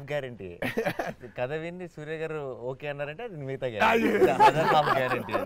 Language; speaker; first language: Telugu; native; Telugu